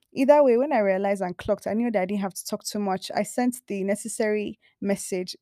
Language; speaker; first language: English; non-native, local second language; Yoruba